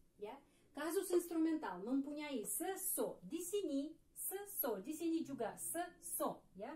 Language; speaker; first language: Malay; non-native, fluent; Russian